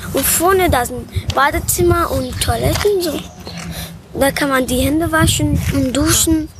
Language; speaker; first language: German; early bilingual, other home language; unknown